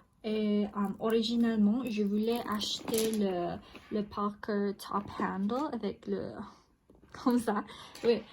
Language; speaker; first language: French; non-native, learner; English